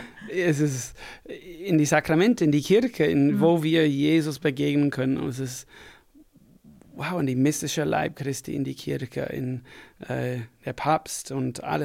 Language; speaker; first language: German; non-native, fluent; English